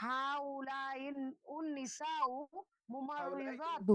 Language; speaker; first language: Arabic; non-native, learner; Urdu